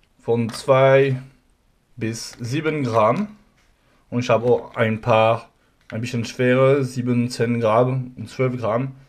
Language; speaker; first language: German; non-native, learner; French